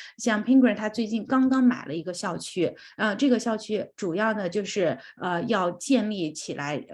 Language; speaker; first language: Chinese; native; Chinese